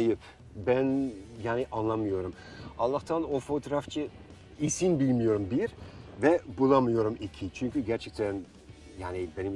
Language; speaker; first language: Turkish; non-native, fluent; Dutch